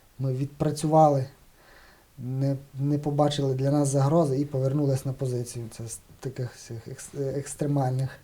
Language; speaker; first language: Ukrainian; native; Ukrainian